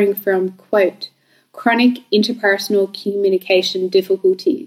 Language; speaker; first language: English; native; English